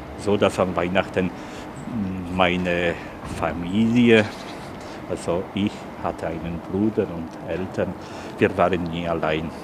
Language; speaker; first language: German; non-native, fluent; Polish